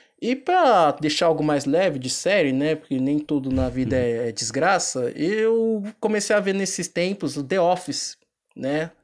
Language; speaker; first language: Portuguese; native; Portuguese